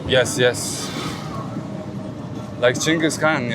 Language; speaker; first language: English; non-native, learner; Mongolian